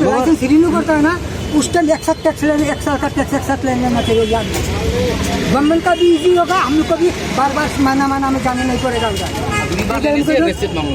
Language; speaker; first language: Hindi; non-native, local second language; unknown